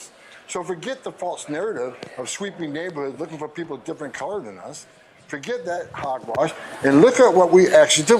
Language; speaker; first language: English; native; English